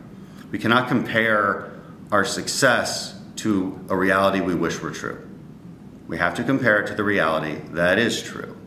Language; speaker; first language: English; native; English